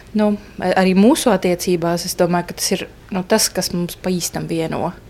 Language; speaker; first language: Latvian; non-native, fluent; Estonian